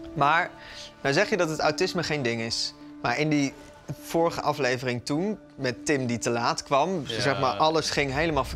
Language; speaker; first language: Dutch; native; Dutch